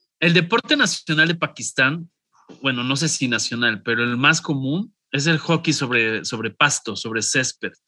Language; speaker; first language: Spanish; native; Spanish